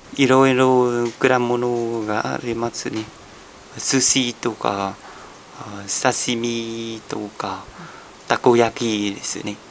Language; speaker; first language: Japanese; non-native, learner; Vietnamese